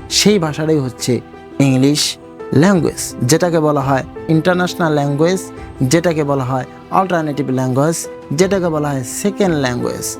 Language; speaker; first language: Bangla; native; Bangla